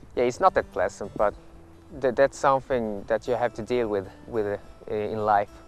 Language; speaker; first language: English; early bilingual, other home language; Swedish